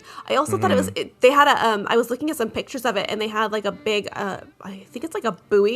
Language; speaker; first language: English; native; English